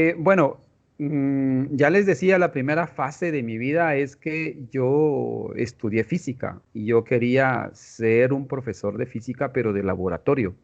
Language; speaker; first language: Spanish; non-native, local second language; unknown